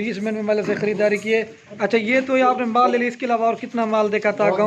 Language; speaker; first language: Hindi; non-native, local second language; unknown